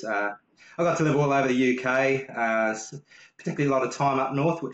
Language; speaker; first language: English; native; English